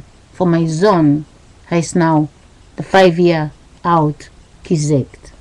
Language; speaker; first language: Dutch; non-native, learner; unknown